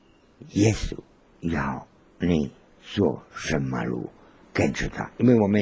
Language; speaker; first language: Chinese; non-native, learner; Spanish